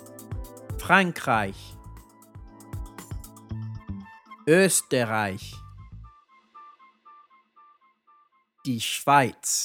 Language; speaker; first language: German; non-native, fluent; English